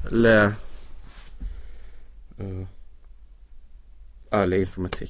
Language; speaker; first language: French; non-native, learner; Swedish